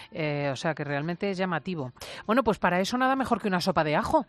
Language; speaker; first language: Spanish; native; Spanish